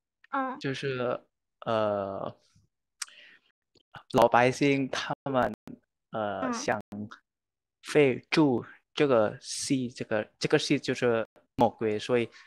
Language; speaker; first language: Chinese; non-native, learner; Indonesian